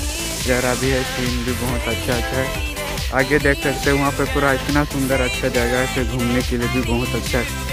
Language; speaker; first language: Hindi; non-native, local second language; Sadri